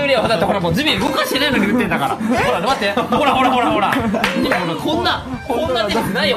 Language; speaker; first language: Japanese; native; Japanese